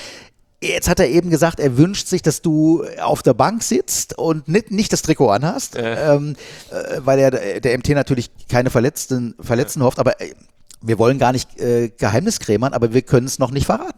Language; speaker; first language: German; native; German